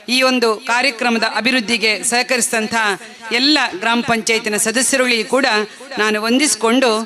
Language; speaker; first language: Kannada; native; Kannada